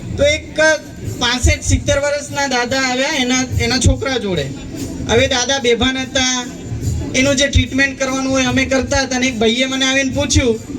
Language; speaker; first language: Gujarati; non-native, local second language; Gamit